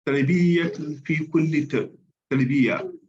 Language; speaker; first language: Arabic; non-native, learner; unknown